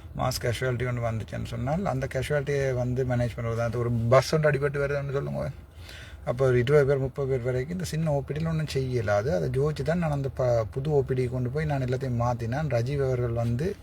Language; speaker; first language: Tamil; native; Tamil